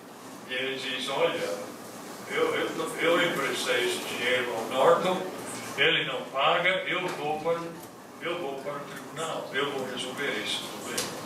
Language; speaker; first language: Portuguese; non-native, fluent; English